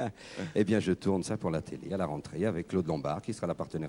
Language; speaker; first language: French; native; French